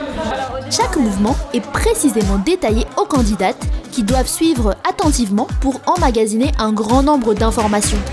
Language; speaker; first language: French; native; French